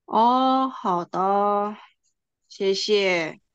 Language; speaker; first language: Chinese; non-native, fluent; Indonesian